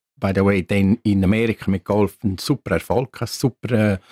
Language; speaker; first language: German; native; German